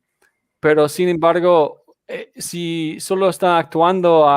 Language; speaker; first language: Spanish; non-native, fluent; English